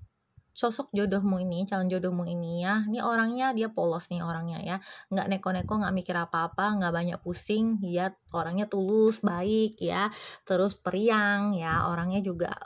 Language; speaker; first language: Indonesian; native; Indonesian